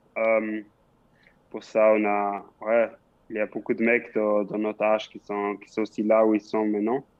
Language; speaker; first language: French; non-native, local second language; Swiss German